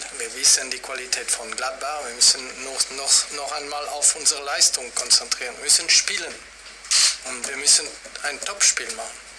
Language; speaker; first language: German; non-native, fluent; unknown